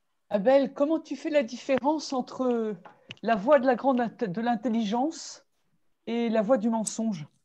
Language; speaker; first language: French; native; French